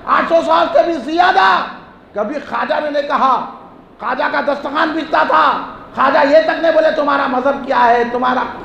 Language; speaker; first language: Urdu; native; Urdu